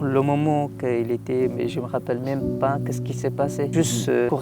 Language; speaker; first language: French; non-native, learner; Tigrinya